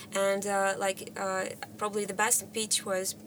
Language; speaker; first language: English; non-native, fluent; Russian